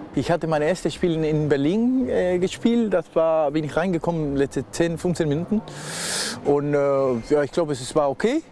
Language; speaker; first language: German; non-native, fluent; Spanish